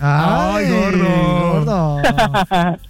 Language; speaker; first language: Spanish; native; Spanish